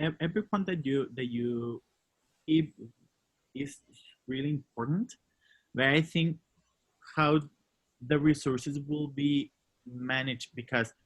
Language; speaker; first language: English; non-native, learner; Spanish